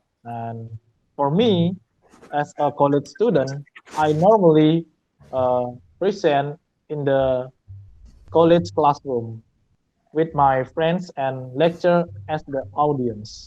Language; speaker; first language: English; non-native, learner; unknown